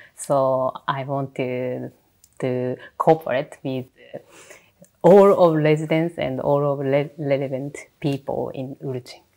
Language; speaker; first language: English; non-native, learner; Japanese